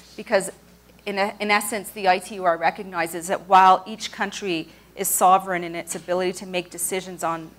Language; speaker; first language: English; native; English